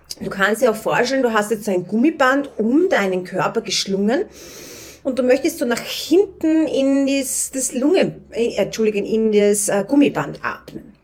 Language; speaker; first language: German; native; German